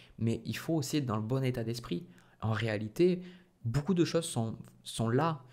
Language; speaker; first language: French; native; French